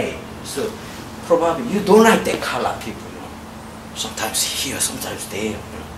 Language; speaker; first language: English; non-native, learner; Korean